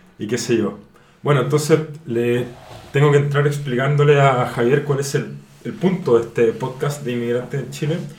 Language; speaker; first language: Spanish; native; Spanish